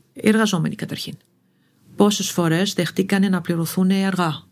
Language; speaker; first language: Greek; non-native, fluent; Arabic